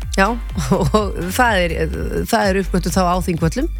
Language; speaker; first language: Icelandic; native; Icelandic